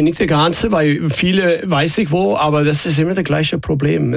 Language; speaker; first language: German; non-native, fluent; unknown